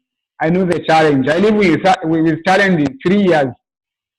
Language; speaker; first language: English; non-native, local second language; Swahili